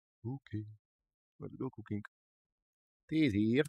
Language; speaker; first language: English; non-native, learner; Slovak